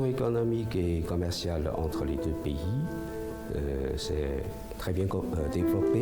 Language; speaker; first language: French; non-native, fluent; Chinese